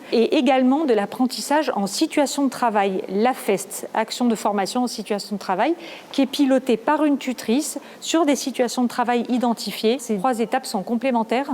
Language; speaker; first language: French; native; French